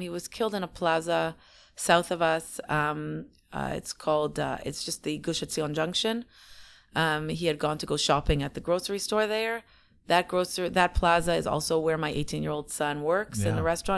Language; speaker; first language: English; native; English